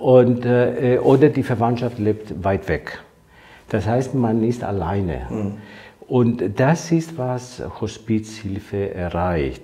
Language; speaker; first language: German; non-native, fluent; Greek